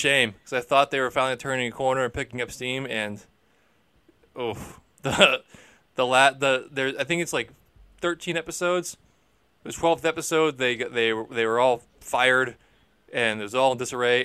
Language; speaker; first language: English; native; English